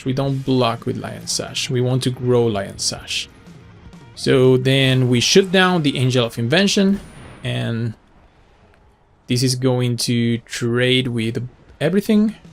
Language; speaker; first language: English; non-native, fluent; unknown